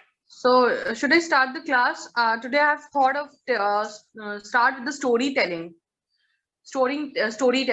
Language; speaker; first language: English; non-native, local second language; Hindi